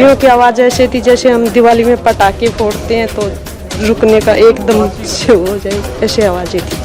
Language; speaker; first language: Hindi; native; Hindi